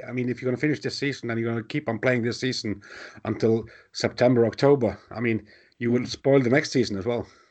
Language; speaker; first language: English; non-native, fluent; Norwegian